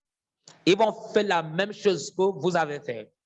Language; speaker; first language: French; non-native, fluent; English